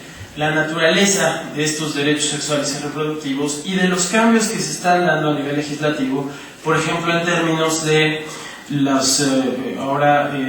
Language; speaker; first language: Spanish; native; Spanish